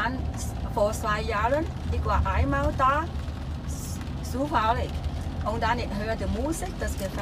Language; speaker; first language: German; non-native, learner; Cantonese